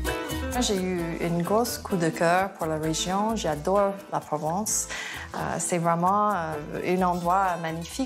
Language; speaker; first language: French; non-native, fluent; English